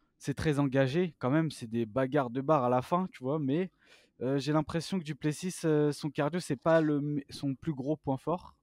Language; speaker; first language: French; native; French